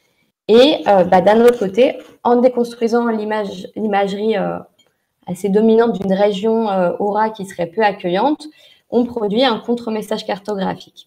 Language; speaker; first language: French; native; French